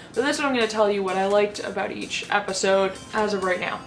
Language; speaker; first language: English; native; English